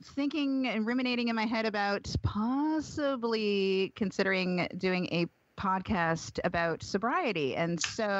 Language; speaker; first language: English; native; English